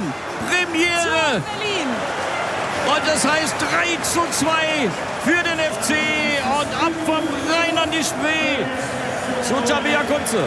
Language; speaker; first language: German; native; German